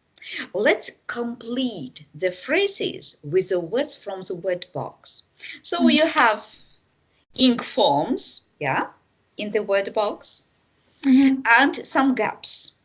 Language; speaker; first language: English; non-native, fluent; Russian